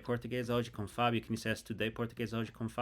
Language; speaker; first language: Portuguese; non-native, fluent; English